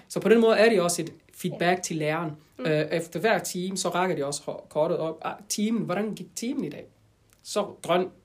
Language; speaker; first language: Danish; non-native, fluent; French